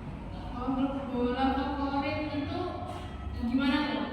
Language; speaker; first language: Indonesian; native; Indonesian